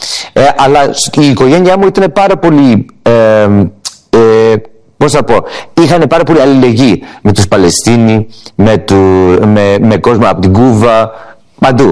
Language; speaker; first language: Greek; early bilingual, heritage; English